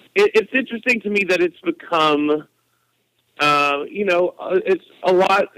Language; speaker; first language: English; native; English